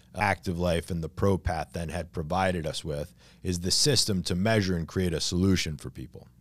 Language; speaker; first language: English; native; English